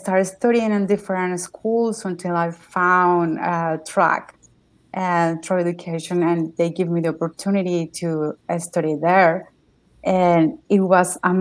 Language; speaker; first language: English; non-native, learner; Spanish